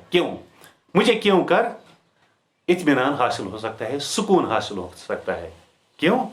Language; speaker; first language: Urdu; non-native, local second language; Kashmiri